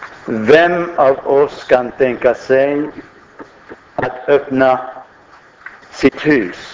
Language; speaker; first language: Swedish; non-native, fluent; Arabic